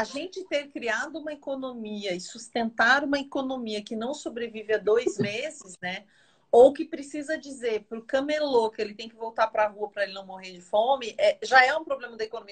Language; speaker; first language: Portuguese; native; Portuguese